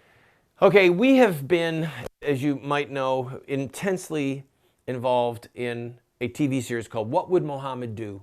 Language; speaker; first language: English; native; English